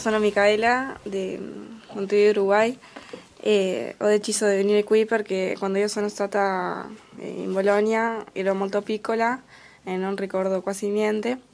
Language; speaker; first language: Italian; early bilingual, heritage; Spanish